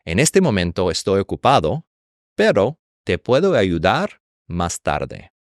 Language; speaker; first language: Spanish; non-native, fluent; English